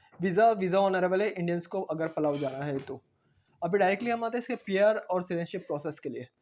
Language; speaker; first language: Hindi; non-native, local second language; Marathi